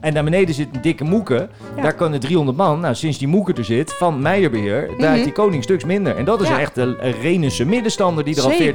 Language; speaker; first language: Dutch; native; Dutch